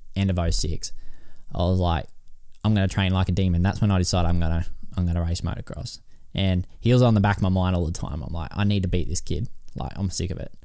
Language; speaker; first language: English; native; English